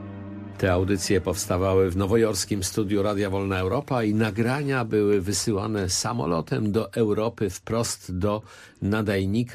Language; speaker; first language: Polish; native; Polish